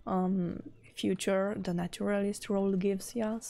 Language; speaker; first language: English; non-native, fluent; Romanian